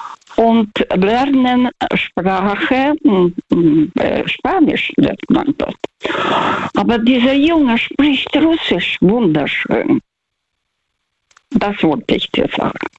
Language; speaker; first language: German; non-native, fluent; Russian